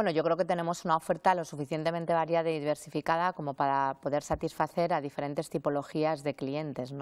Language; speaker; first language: Spanish; native; Spanish